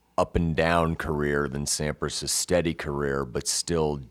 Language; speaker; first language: English; native; English